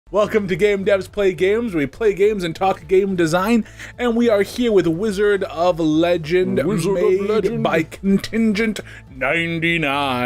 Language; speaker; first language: English; native; English